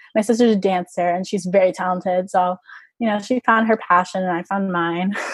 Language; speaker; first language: English; native; English